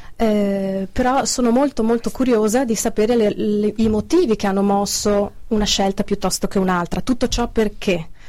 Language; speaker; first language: Italian; native; Italian